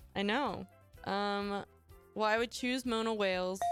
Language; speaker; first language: English; native; English